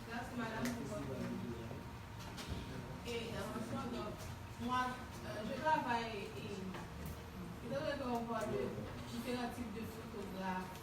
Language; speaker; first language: French; non-native, local second language; Haitian Creole